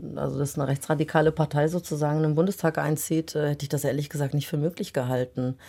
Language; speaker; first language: German; native; German